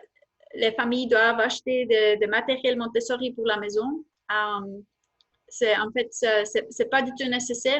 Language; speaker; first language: French; non-native, fluent; Estonian